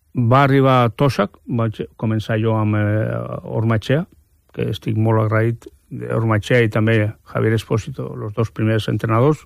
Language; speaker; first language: Catalan; non-native, fluent; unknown